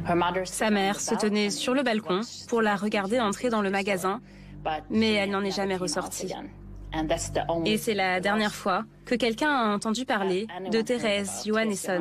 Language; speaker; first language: French; native; French